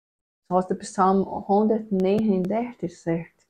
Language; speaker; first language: German; non-native, learner; Portuguese